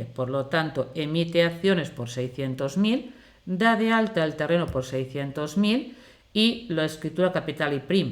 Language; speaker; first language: Spanish; native; Spanish